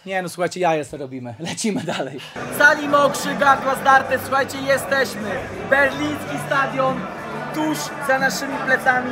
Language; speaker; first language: Polish; native; Polish